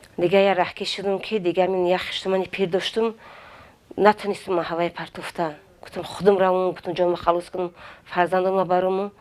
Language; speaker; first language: Tajik; non-native, fluent; Avaric